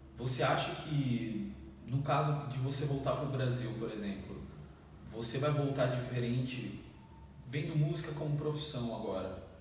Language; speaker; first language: Portuguese; native; Portuguese